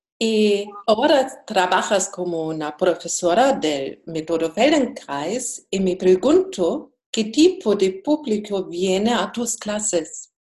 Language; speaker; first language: Spanish; non-native, fluent; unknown